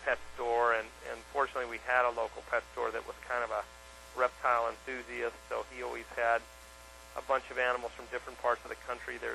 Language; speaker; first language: English; native; English